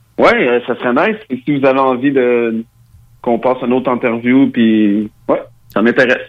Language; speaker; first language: French; early bilingual, other home language; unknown